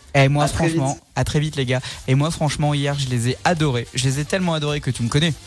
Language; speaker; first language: French; native; French